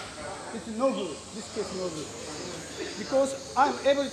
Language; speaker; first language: English; non-native, learner; Japanese